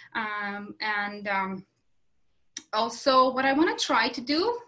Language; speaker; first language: English; non-native, fluent; Latvian